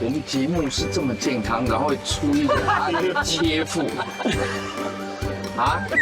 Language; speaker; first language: Chinese; native; Chinese